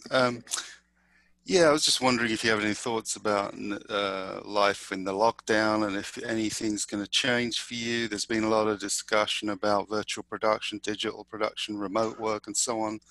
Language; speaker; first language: English; native; English